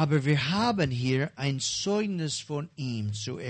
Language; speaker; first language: German; non-native, learner; English